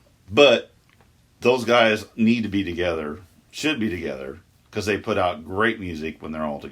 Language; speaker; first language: English; native; English